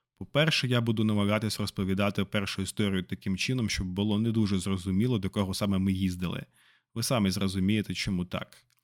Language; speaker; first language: Ukrainian; non-native, local second language; Russian